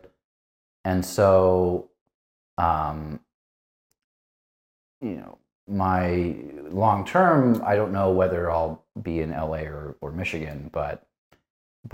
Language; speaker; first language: English; native; English